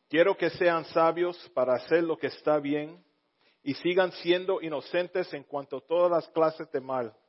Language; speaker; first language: Spanish; early bilingual, heritage; Spanish